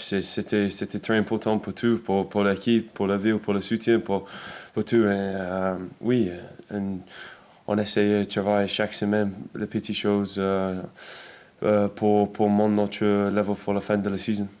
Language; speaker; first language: French; non-native, learner; English